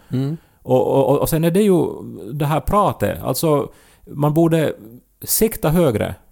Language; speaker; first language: Swedish; native; Swedish